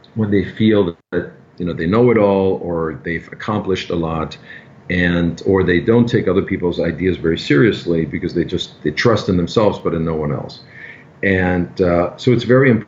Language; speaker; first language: English; non-native, fluent; German